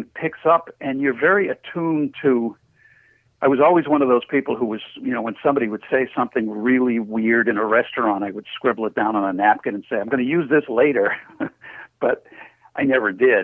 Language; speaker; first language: English; native; English